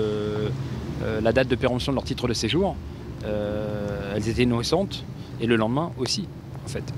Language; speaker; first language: French; native; French